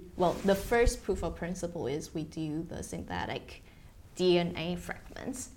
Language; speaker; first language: English; non-native, fluent; Chinese